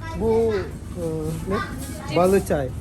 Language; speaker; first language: Turkish; non-native, learner; Indonesian